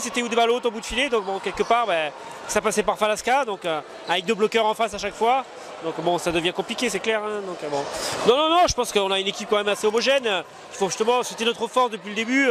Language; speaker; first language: French; native; French